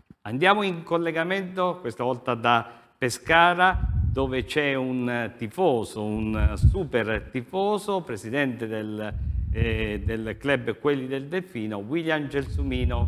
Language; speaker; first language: Italian; native; Italian